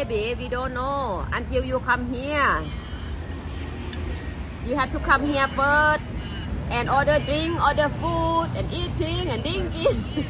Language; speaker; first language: English; non-native, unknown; Thai